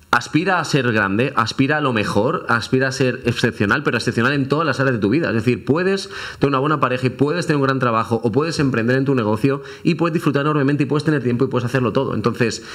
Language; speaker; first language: Spanish; native; Spanish